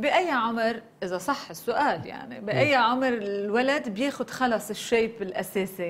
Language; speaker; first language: Arabic; native; Arabic